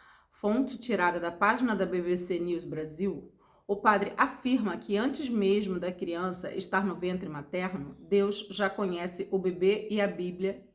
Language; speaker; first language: Portuguese; native; Portuguese